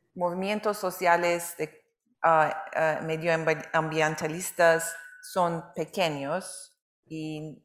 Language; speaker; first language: Spanish; non-native, learner; Turkish